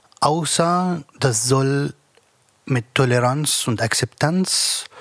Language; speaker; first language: German; non-native, learner; Arabic